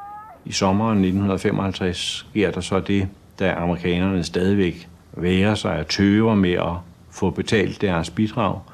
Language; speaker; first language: Danish; native; Danish